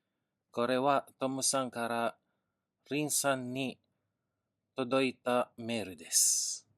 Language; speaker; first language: Japanese; non-native, learner; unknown